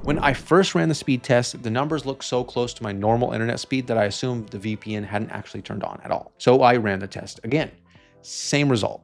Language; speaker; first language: English; native; English